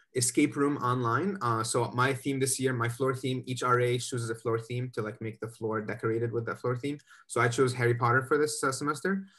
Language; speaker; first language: English; native; English